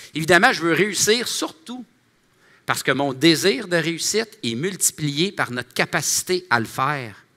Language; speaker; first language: French; native; French